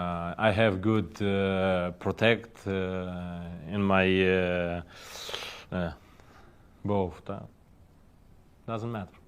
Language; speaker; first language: English; non-native, learner; Ukrainian